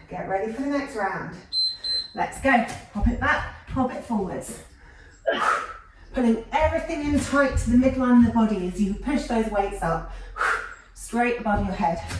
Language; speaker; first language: English; native; English